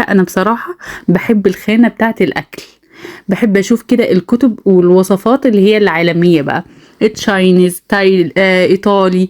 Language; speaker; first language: Arabic; native; Arabic